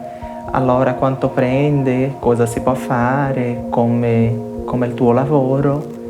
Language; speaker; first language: Italian; non-native, fluent; Portuguese